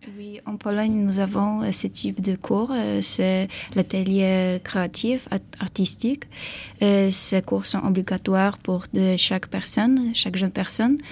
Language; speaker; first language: French; non-native, learner; Polish